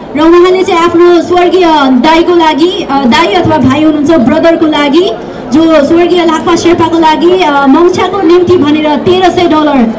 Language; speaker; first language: Nepali; non-native, local second language; Sherpa